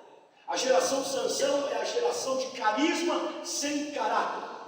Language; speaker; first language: Portuguese; native; Portuguese